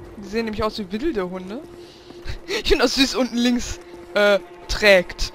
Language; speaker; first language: German; native; German